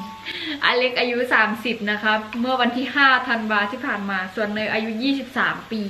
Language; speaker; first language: Thai; native; Thai